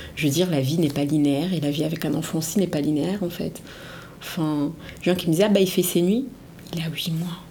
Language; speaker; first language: French; early bilingual, other home language; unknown